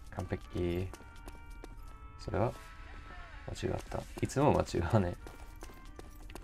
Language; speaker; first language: Japanese; non-native, learner; English